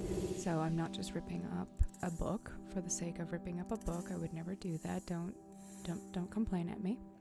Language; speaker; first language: English; native; English